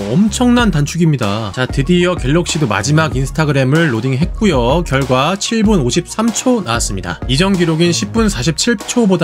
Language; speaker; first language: Korean; native; Korean